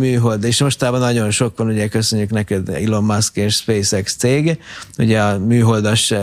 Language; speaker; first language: Hungarian; native; Hungarian